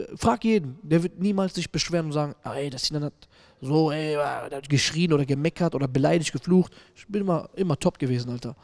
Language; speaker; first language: German; native; German